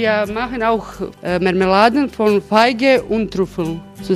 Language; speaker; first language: German; non-native, learner; Croatian